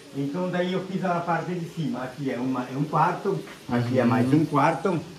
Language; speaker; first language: Portuguese; native; Portuguese